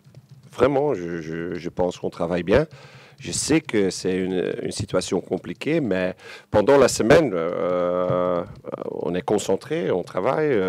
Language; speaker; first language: French; non-native, local second language; Dutch